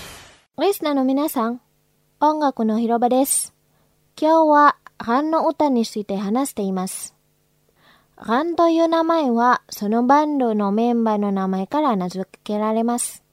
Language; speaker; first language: Japanese; non-native, fluent; Indonesian